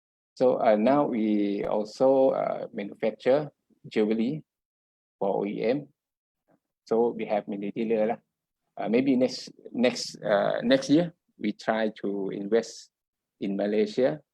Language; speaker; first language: English; non-native, fluent; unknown